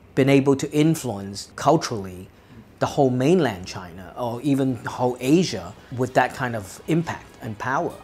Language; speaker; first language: English; non-native, local second language; Cantonese